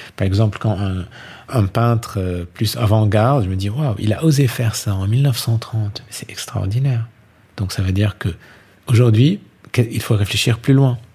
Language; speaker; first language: French; non-native, local second language; Arabic